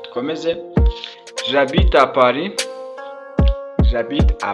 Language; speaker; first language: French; non-native, local second language; Kinyarwanda